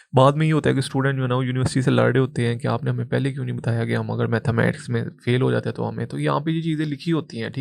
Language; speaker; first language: Urdu; non-native, local second language; Punjabi